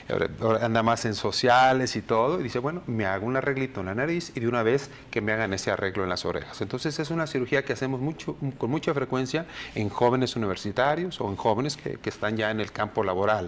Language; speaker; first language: Spanish; native; Spanish